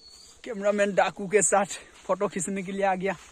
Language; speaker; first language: Hindi; non-native, local second language; Assamese